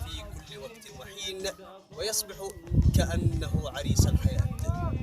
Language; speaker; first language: Arabic; native; Arabic